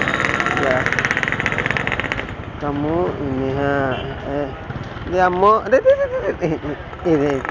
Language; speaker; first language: Indonesian; non-native, learner; Bangla